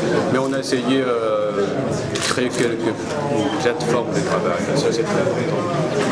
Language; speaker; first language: French; non-native, fluent; Chinese